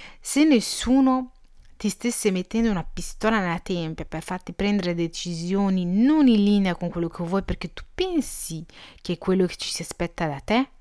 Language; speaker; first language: Italian; early bilingual, other home language; Arabic